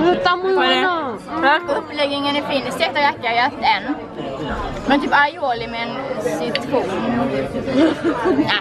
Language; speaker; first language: Swedish; native; Swedish